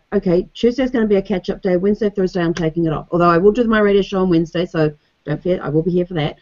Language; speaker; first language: English; native; English